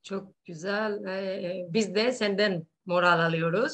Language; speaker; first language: Turkish; non-native, learner; Greek